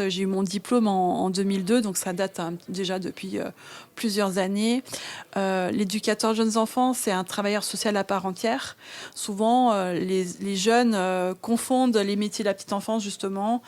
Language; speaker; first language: French; native; French